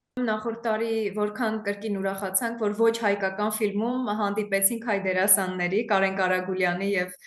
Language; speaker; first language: Armenian; native; Armenian